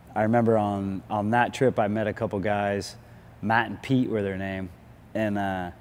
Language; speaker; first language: English; native; English